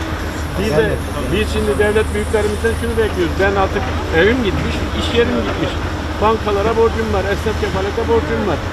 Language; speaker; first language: Turkish; native; Turkish